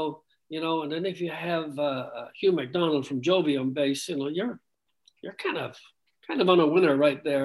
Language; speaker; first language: English; native; English